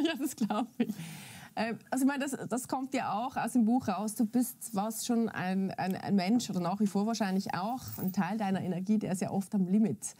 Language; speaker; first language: German; native; German